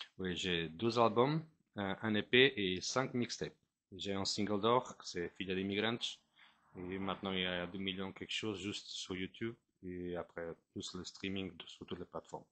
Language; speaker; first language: French; non-native, fluent; Portuguese